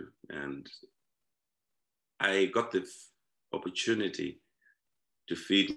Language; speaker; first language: English; non-native, local second language; Shona